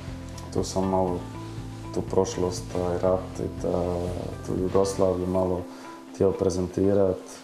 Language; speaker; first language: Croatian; early bilingual, heritage; Croatian